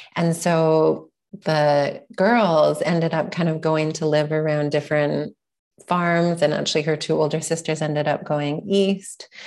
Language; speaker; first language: English; native; English